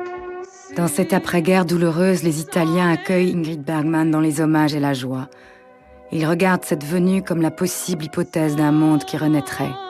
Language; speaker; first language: French; native; French